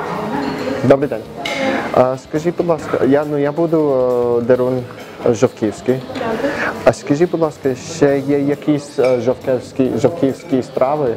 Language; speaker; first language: Ukrainian; early bilingual, heritage; Ukrainian